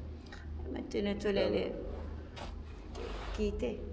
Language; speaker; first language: French; non-native, learner; Arabic